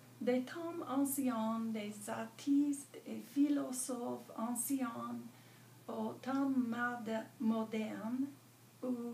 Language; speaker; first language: French; non-native, learner; English